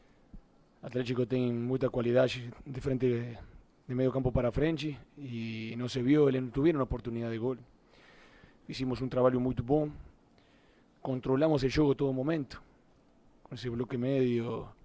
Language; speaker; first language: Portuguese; non-native, learner; Spanish